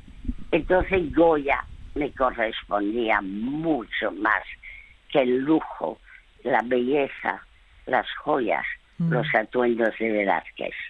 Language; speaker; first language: Spanish; early bilingual, other home language; French